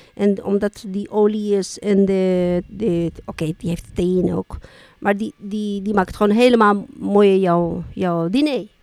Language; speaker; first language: Dutch; non-native, fluent; Spanish